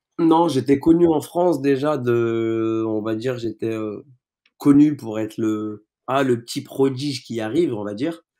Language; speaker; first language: French; native; French